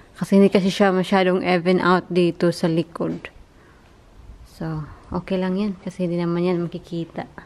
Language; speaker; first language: Filipino; native; Filipino